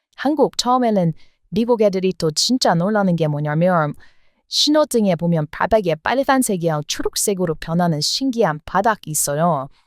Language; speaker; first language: Korean; non-native, fluent; English